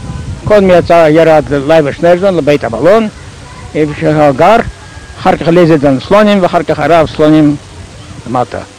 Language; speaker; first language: Hebrew; non-native, fluent; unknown